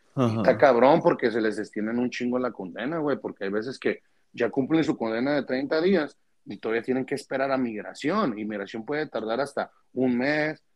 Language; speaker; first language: Spanish; early bilingual, heritage; Spanish